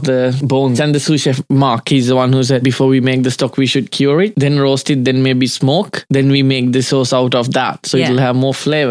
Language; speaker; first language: English; non-native, local second language; Sinhala